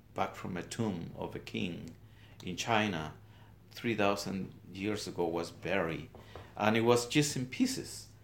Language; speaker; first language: English; non-native, fluent; Spanish